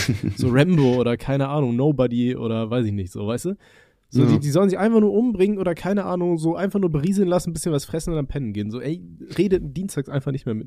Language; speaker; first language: German; native; German